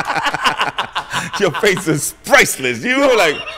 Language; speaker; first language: English; early bilingual, other home language; Spanish